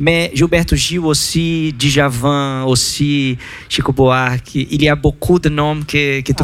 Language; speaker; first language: French; non-native, learner; Portuguese